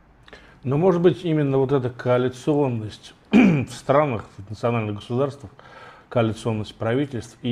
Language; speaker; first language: Russian; native; Russian